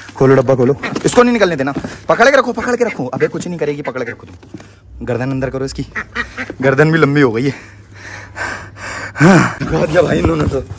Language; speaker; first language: Urdu; native; Urdu